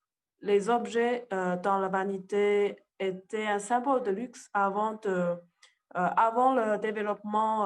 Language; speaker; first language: French; non-native, learner; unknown